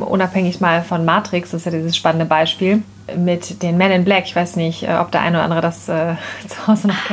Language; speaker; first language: German; native; German